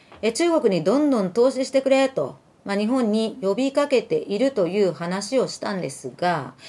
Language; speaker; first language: Japanese; early bilingual, other home language; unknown